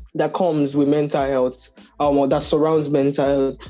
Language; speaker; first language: English; non-native, local second language; Yoruba